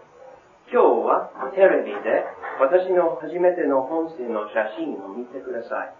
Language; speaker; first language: Japanese; non-native, learner; English